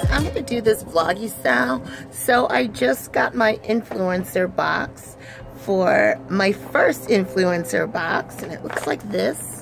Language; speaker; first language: English; native; English